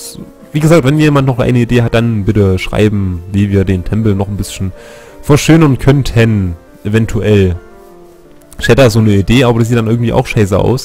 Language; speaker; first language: German; native; German